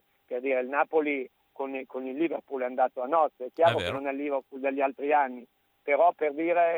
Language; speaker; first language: Italian; native; Italian